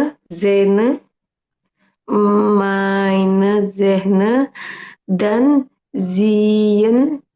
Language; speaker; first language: German; non-native, learner; Indonesian